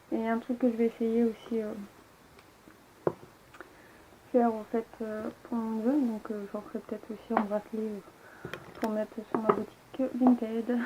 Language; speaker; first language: French; native; French